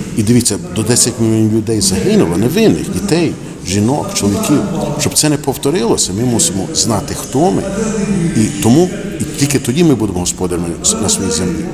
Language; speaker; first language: Ukrainian; native; Ukrainian